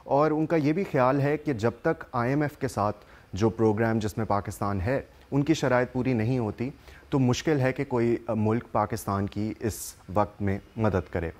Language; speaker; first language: Urdu; native; Urdu